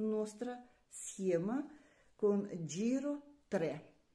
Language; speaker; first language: Italian; non-native, learner; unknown